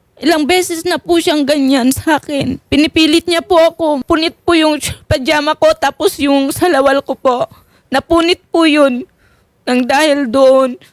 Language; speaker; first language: Filipino; native; Filipino